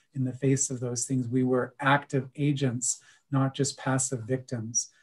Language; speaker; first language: English; native; English